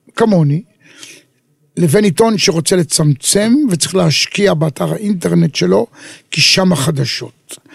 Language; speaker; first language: Hebrew; native; Hebrew